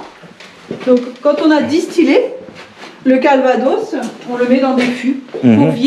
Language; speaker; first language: French; native; French